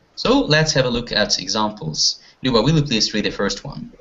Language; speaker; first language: English; non-native, fluent; Russian